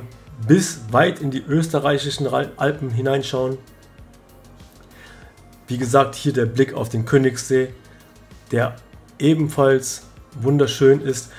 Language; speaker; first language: German; native; German